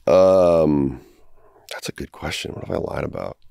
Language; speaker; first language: English; native; English